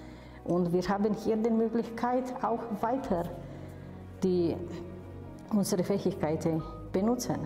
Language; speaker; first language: German; non-native, fluent; Romanian